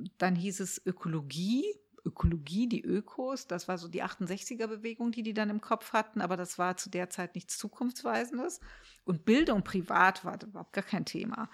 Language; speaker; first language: German; early bilingual, heritage; German